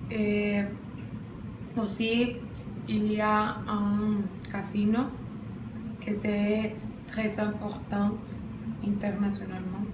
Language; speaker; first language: French; non-native, learner; Spanish